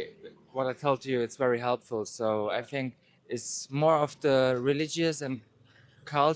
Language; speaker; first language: English; non-native, learner; Turkish